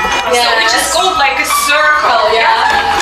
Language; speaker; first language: English; non-native, fluent; Russian